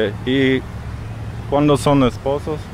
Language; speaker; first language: Spanish; non-native, fluent; Russian